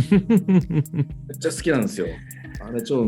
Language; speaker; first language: Japanese; native; Japanese